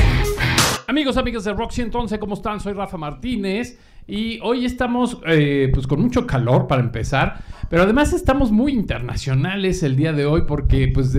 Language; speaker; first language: Spanish; native; Spanish